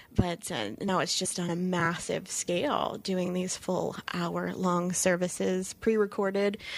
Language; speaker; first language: English; native; English